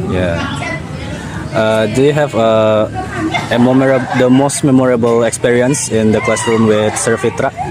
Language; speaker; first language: English; non-native, learner; Indonesian